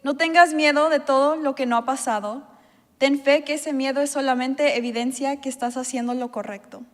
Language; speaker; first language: Spanish; early bilingual, heritage; Spanish